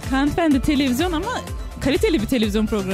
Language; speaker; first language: Turkish; native; Turkish